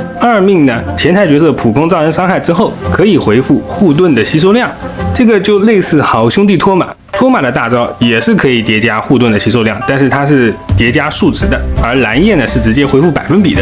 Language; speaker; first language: Chinese; native; Chinese